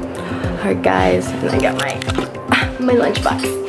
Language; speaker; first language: English; native; English